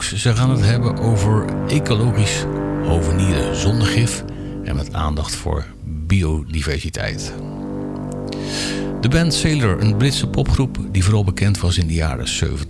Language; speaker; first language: Dutch; native; Dutch